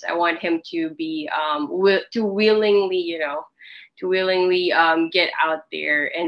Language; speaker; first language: English; non-native, local second language; Filipino